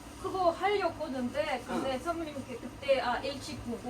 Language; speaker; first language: Korean; non-native, learner; English